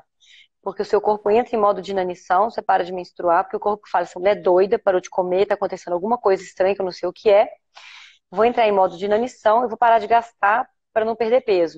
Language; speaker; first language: Portuguese; native; Portuguese